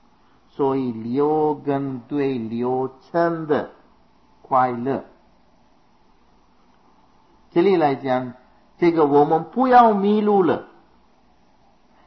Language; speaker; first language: Chinese; non-native, fluent; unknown